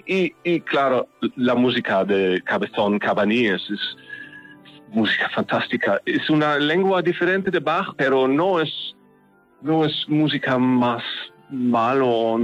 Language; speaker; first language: Spanish; non-native, learner; German